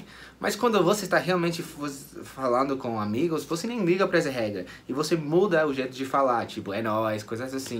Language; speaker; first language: Portuguese; non-native, fluent; English